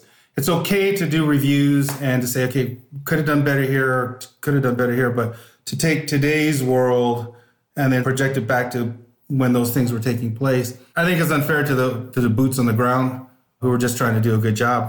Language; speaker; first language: English; native; English